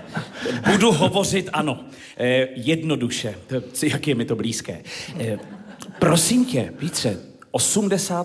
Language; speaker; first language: Czech; native; Czech